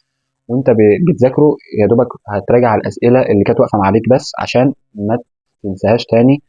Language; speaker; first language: Arabic; native; Arabic